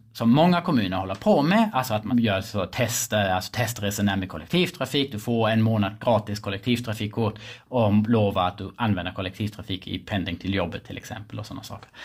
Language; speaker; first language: Swedish; non-native, fluent; German